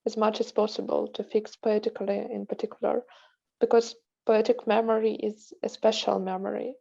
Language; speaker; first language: English; non-native, fluent; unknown